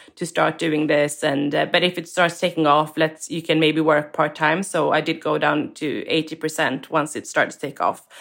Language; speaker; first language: English; non-native, fluent; Swedish